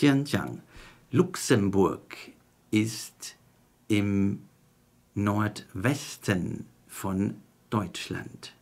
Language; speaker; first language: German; non-native, fluent; Chinese